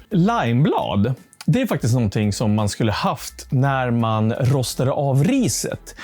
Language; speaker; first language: Swedish; native; Swedish